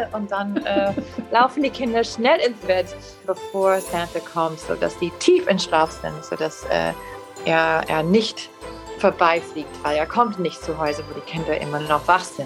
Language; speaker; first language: German; non-native, fluent; English